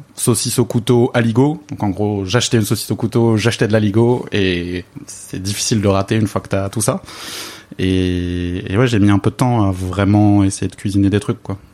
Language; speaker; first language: French; native; French